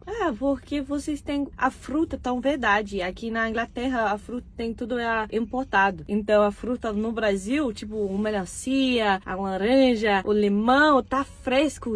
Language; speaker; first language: Portuguese; non-native, learner; English